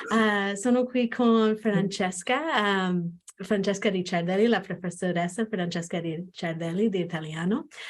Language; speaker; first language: Italian; non-native, learner; English